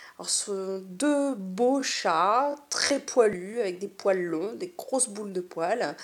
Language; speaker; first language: French; native; French